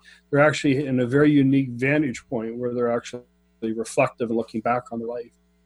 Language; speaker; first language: English; native; English